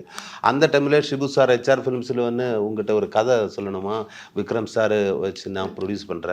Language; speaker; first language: Tamil; non-native, learner; Malayalam